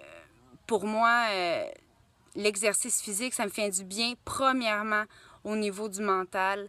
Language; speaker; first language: French; native; French